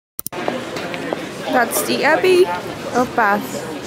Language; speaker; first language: English; non-native, fluent; Korean